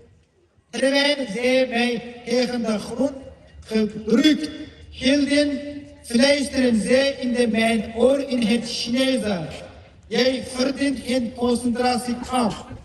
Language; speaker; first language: Dutch; non-native, learner; Uyghur